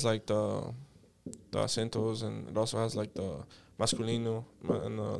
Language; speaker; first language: English; early bilingual, other home language; Spanish